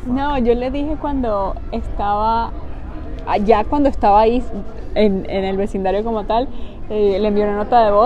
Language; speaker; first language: Spanish; native; Spanish